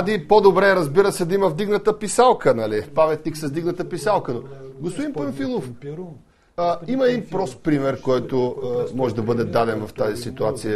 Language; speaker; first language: Bulgarian; native; Bulgarian